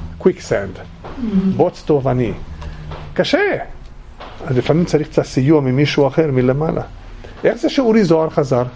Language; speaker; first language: Hebrew; non-native, fluent; English